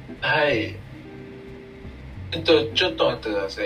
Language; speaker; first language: Japanese; non-native, learner; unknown